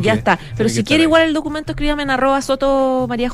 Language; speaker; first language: Spanish; native; Spanish